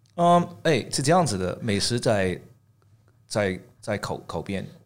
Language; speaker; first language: Chinese; non-native, fluent; Cantonese